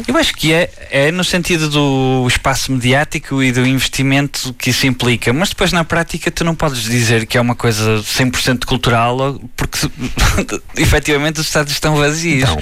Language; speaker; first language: Portuguese; native; Portuguese